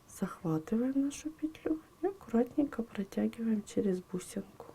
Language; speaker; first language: Russian; native; Russian